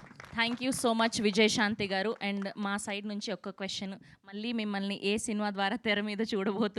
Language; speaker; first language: Telugu; native; Telugu